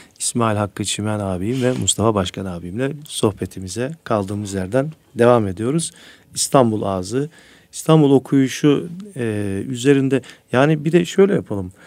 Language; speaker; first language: Turkish; native; Turkish